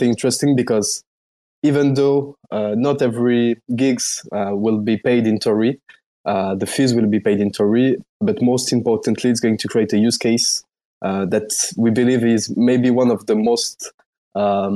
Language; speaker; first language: English; non-native, fluent; French